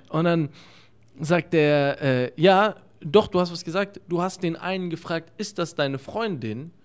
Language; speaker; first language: German; early bilingual, other home language; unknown